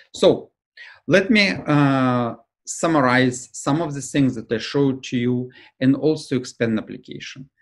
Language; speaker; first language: English; non-native, fluent; Ukrainian